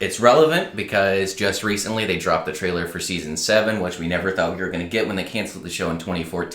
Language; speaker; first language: English; native; English